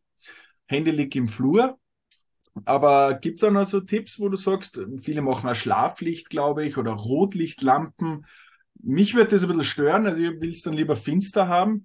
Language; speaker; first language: German; native; German